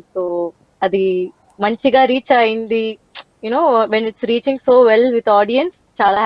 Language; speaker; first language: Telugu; non-native, learner; Tamil